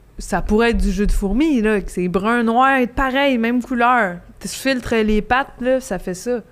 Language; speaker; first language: French; native; French